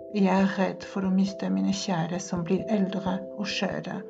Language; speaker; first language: Norwegian; non-native, fluent; French